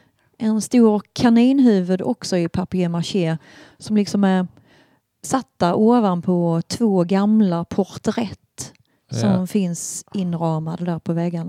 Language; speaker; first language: Swedish; native; Swedish